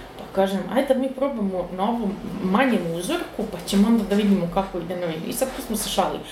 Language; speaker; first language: Serbian; native; Serbian